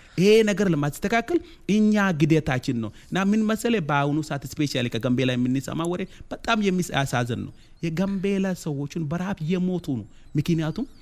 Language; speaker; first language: Amharic; non-native, local second language; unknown